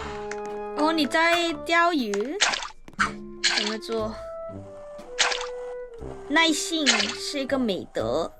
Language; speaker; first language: Chinese; non-native, learner; English